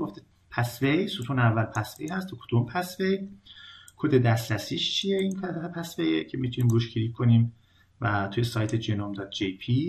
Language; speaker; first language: Persian; native; Persian